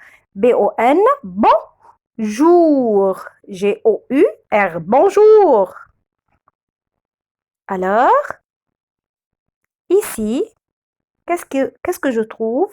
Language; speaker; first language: French; non-native, fluent; Arabic